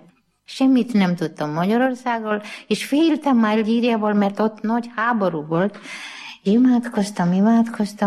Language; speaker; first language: Hungarian; non-native, learner; Malayalam